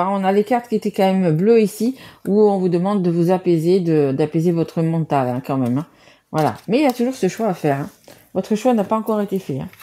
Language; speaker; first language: French; native; French